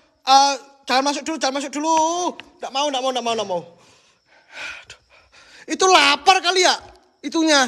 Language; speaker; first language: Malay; non-native, local second language; Javanese